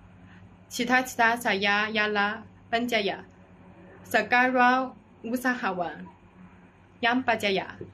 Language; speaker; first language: Indonesian; non-native, learner; Chinese